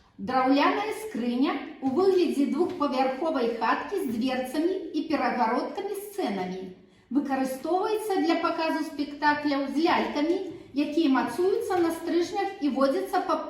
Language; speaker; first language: Belarusian; non-native, local second language; Russian